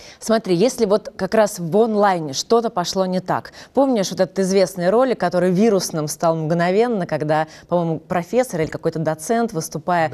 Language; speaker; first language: Russian; native; Russian